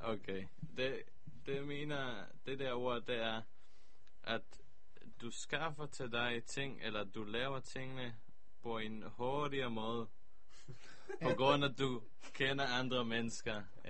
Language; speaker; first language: Danish; early bilingual, heritage; Hebrew